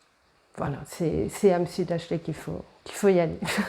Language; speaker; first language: French; non-native, fluent; Portuguese